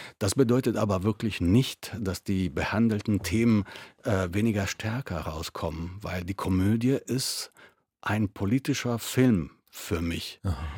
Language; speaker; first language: German; non-native, fluent; Italian